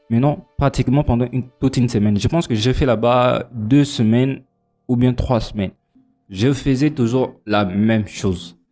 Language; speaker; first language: French; non-native, local second language; Lingala